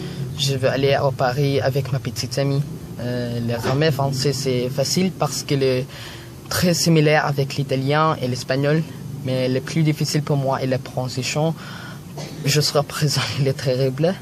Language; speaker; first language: French; non-native, learner; Filipino